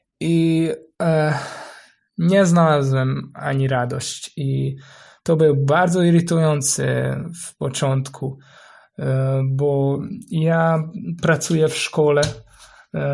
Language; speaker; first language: Polish; non-native, learner; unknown